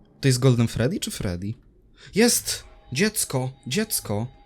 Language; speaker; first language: Polish; native; Polish